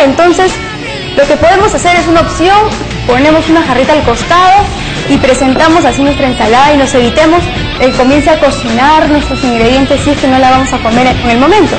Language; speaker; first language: Spanish; native; Spanish